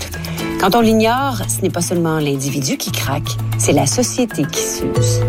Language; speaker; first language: French; native; French